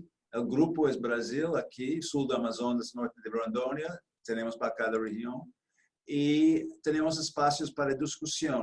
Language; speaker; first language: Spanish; non-native, fluent; Portuguese